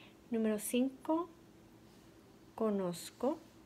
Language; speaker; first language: Spanish; non-native, fluent; English